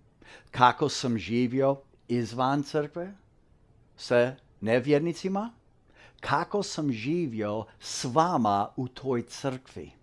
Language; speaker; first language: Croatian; early bilingual, heritage; English